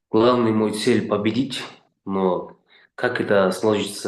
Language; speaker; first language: Russian; non-native, local second language; Kazakh